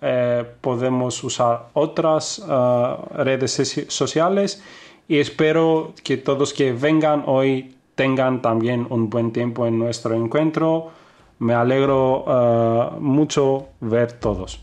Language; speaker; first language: Spanish; non-native, fluent; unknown